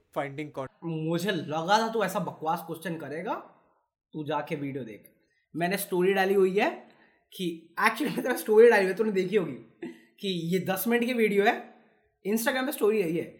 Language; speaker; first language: Hindi; native; Hindi